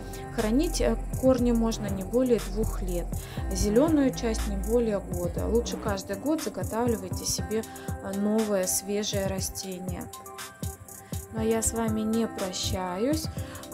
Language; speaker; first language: Russian; native; Russian